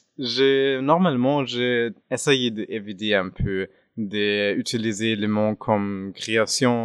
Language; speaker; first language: French; non-native, fluent; German